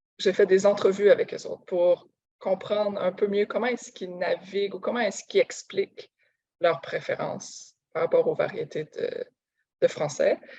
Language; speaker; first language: French; native; French